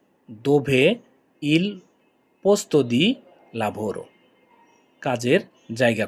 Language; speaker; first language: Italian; non-native, learner; Bangla